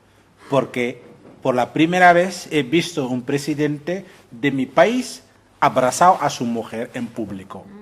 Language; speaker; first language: Spanish; non-native, fluent; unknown